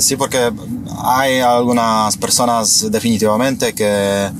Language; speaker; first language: Spanish; non-native, fluent; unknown